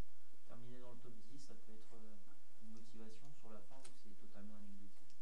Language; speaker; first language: French; native; French